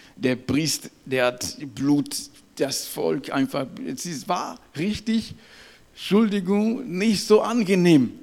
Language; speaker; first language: German; non-native, fluent; French